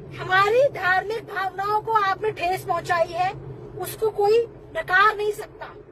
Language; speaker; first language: Hindi; native; Hindi